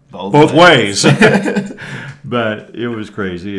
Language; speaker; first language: English; native; English